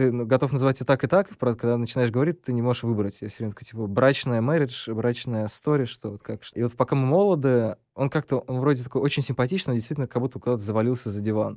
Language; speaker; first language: Russian; native; Russian